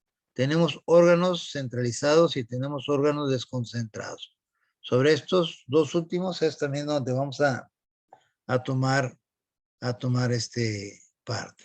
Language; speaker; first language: Spanish; native; Spanish